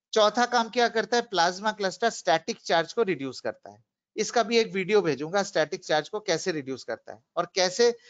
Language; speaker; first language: Hindi; non-native, local second language; Bangla